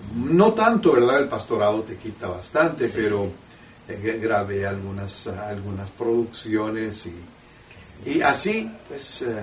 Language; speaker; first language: Spanish; early bilingual, heritage; Spanish